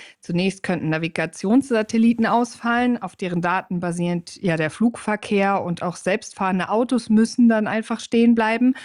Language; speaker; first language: German; native; German